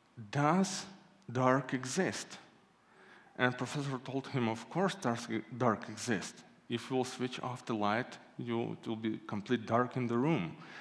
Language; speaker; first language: English; non-native, fluent; Ukrainian